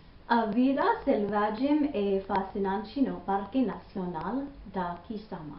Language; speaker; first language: Portuguese; non-native, learner; English